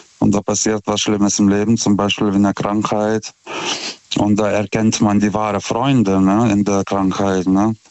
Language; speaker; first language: German; non-native, fluent; Lithuanian